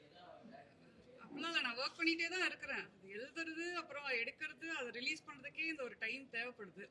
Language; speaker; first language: Tamil; native; Tamil